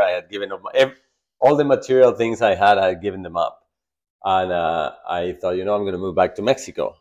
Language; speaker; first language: English; non-native, fluent; Spanish